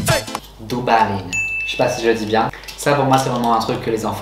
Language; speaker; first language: French; native; French